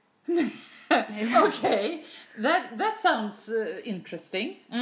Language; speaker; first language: English; non-native, fluent; Swedish